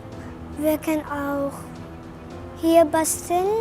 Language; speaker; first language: German; non-native, learner; Arabic